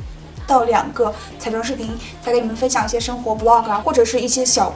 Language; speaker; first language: Chinese; native; Chinese